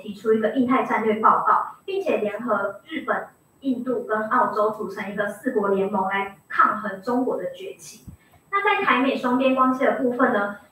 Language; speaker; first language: Chinese; native; Chinese